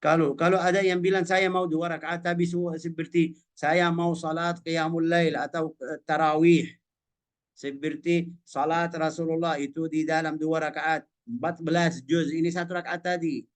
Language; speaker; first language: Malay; non-native, fluent; Arabic